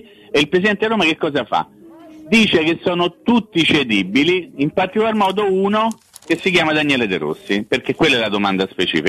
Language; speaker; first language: Italian; native; Italian